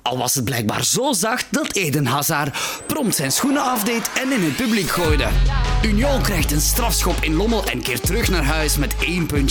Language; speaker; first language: Dutch; native; Dutch